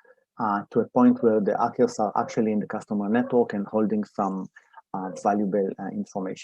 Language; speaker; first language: English; non-native, fluent; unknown